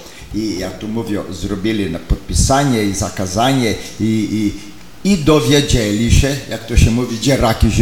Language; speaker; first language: Polish; early bilingual, heritage; Polish